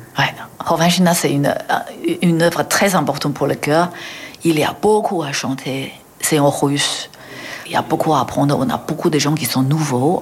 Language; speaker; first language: French; non-native, fluent; Chinese